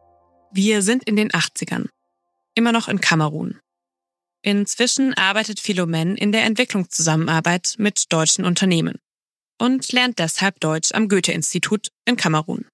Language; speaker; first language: German; native; German